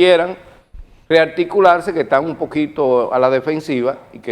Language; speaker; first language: Spanish; native; Spanish